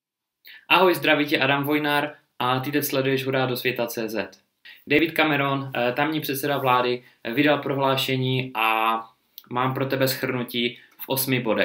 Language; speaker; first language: Czech; native; Czech